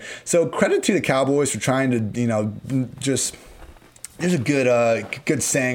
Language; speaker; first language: English; native; English